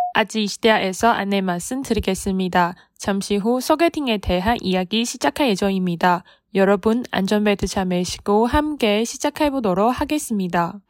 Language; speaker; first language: Korean; non-native, learner; Chinese